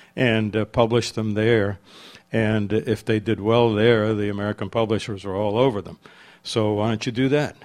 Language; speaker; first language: English; early bilingual, other home language; Czech